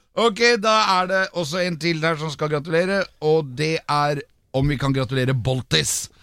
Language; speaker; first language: Norwegian; native; Norwegian